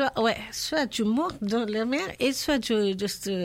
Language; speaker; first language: French; non-native, learner; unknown